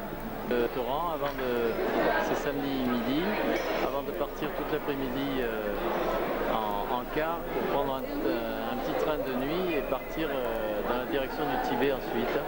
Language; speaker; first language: French; native; French